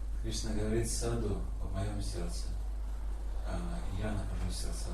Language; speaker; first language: Russian; native; Russian